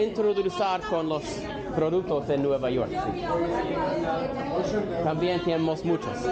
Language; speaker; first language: Spanish; non-native, learner; English